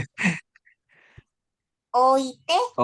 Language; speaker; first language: Japanese; non-native, fluent; Indonesian